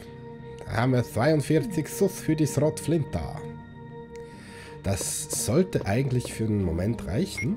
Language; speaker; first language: German; native; German